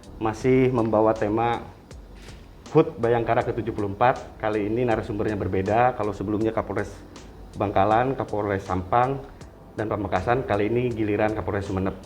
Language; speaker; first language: Indonesian; native; Indonesian